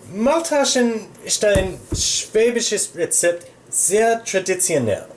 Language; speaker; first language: German; non-native, fluent; English